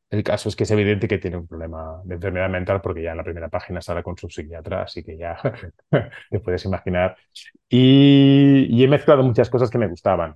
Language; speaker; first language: Spanish; non-native, local second language; Catalan